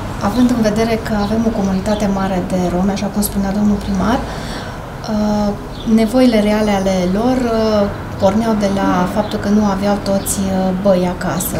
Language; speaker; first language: Romanian; native; Romanian